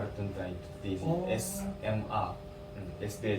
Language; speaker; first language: Indonesian; non-native, learner; Japanese